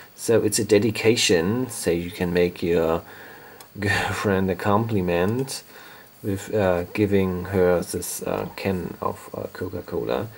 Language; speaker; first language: English; non-native, fluent; German